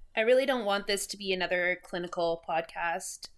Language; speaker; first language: English; native; English